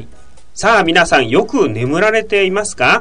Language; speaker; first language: Japanese; native; Japanese